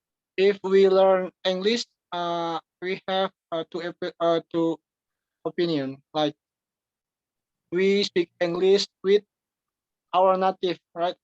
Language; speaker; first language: English; non-native, learner; Indonesian